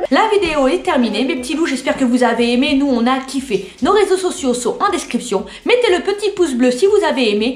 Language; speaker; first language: French; native; French